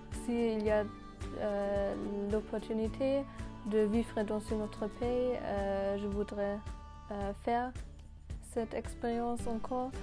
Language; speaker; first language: French; non-native, fluent; German